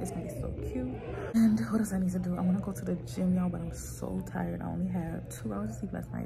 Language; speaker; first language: English; native; English